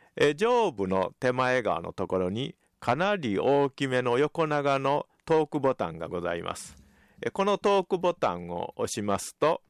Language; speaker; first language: Japanese; native; Japanese